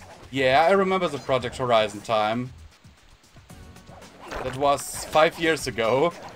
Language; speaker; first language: English; non-native, fluent; German